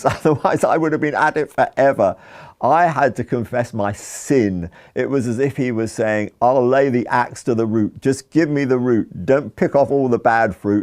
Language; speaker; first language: English; native; English